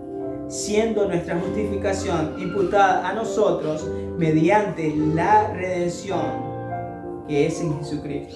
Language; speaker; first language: Spanish; native; Spanish